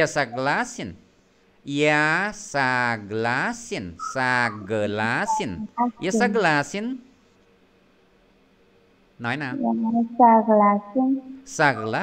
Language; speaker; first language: Russian; non-native, fluent; Vietnamese